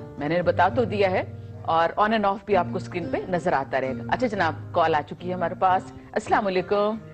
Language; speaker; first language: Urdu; non-native, local second language; Pashto